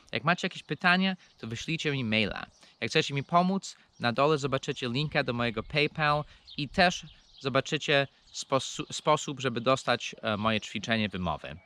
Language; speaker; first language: Polish; non-native, fluent; English